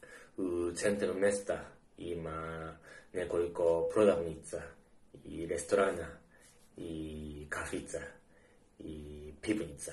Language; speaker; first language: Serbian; non-native, learner; Japanese